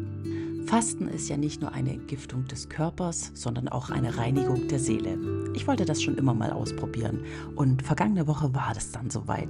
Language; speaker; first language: German; native; German